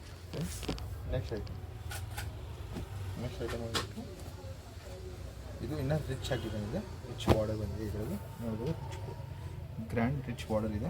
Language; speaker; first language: Kannada; non-native, local second language; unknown